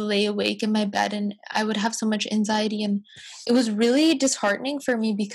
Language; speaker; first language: English; native; English